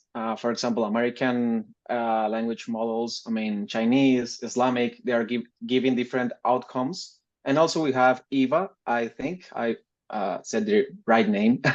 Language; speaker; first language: English; non-native, fluent; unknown